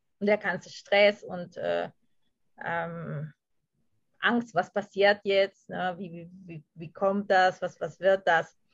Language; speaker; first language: German; non-native, fluent; Spanish